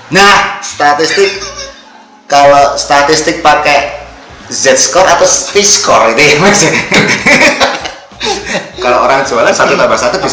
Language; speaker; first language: Indonesian; non-native, local second language; Javanese